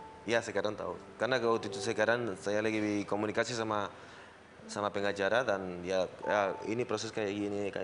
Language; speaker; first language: Indonesian; non-native, learner; Spanish